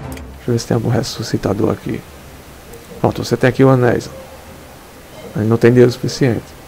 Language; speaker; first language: Portuguese; native; Portuguese